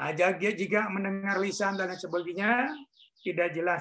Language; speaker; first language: Indonesian; native; Indonesian